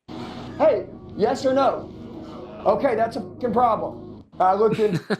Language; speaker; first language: English; native; English